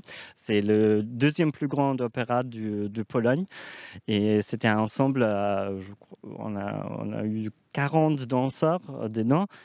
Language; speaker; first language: French; non-native, fluent; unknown